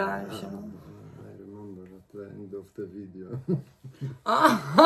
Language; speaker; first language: English; non-native, learner; Turkish